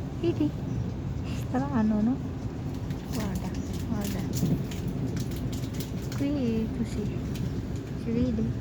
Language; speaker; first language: Italian; non-native, fluent; Filipino